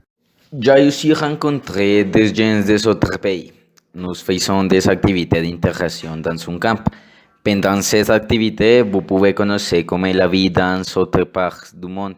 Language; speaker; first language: French; non-native, learner; Spanish